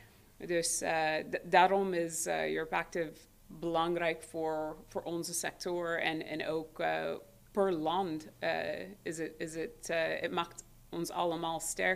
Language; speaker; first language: Dutch; non-native, fluent; English